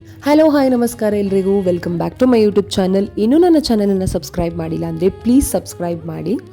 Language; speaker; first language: Kannada; non-native, local second language; Konkani